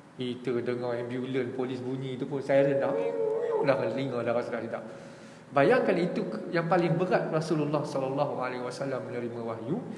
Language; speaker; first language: Malay; native; Malay